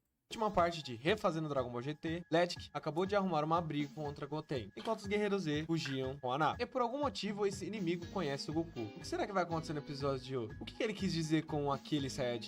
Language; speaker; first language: Portuguese; native; Portuguese